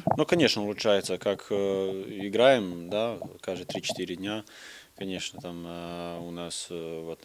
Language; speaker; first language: Russian; non-native, fluent; Serbian